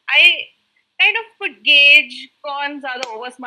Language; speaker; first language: English; non-native, local second language; Hindi